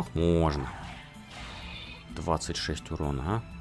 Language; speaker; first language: Russian; native; Russian